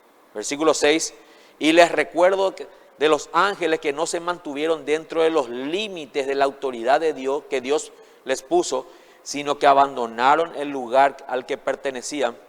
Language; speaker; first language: Spanish; native; Spanish